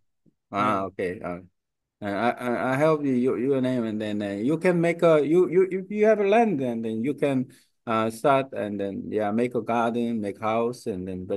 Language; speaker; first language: English; non-native, learner; Korean